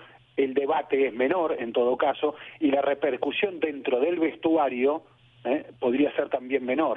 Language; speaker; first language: Spanish; native; Spanish